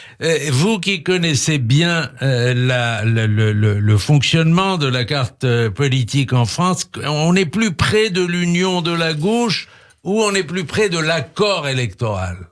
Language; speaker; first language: French; native; French